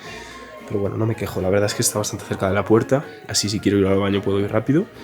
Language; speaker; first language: Spanish; native; Spanish